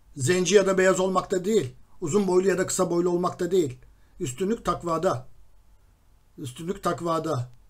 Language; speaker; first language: Turkish; native; Turkish